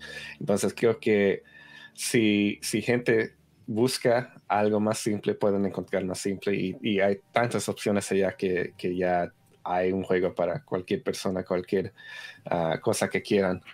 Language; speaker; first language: Spanish; early bilingual, heritage; Spanish